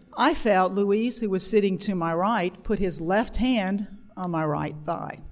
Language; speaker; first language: English; native; English